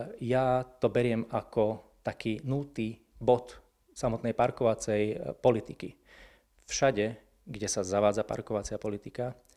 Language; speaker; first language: Slovak; native; Slovak